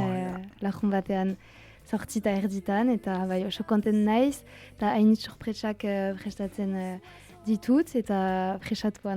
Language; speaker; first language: Basque; non-native, local second language; French